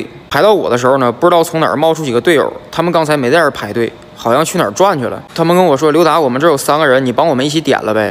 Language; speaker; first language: Chinese; native; Chinese